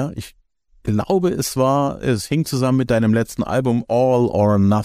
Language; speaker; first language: German; native; German